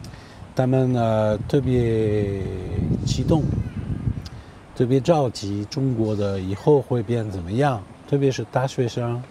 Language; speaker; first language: Chinese; non-native, fluent; French